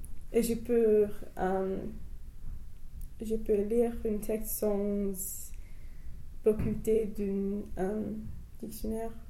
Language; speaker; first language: French; non-native, learner; English